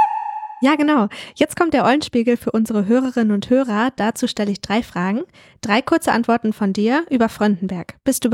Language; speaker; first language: German; native; German